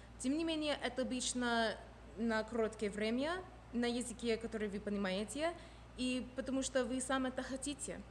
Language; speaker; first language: Russian; non-native, fluent; English